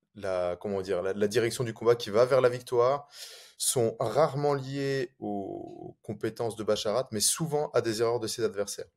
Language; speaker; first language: French; native; French